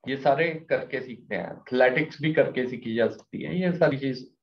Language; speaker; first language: Hindi; non-native, local second language; Punjabi